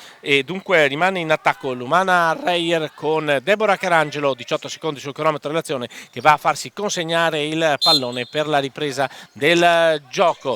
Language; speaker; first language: Italian; native; Italian